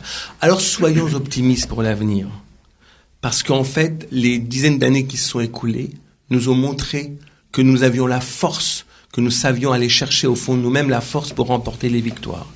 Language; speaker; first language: French; native; French